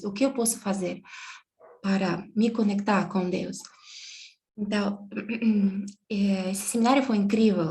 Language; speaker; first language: Portuguese; non-native, fluent; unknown